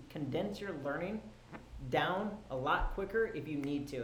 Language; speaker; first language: English; native; English